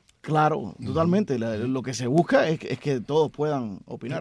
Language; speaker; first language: Spanish; native; Spanish